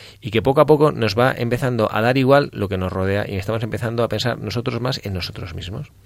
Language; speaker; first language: Spanish; native; Spanish